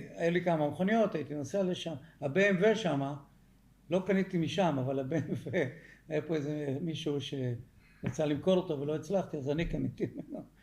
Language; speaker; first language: Hebrew; early bilingual, other home language; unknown